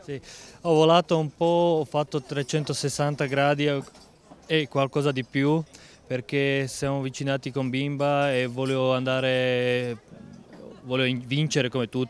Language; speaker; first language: Italian; non-native, learner; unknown